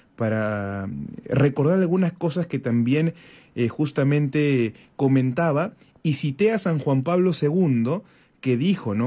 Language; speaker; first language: Spanish; native; Spanish